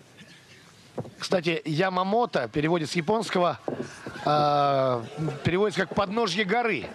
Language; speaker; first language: Russian; native; Russian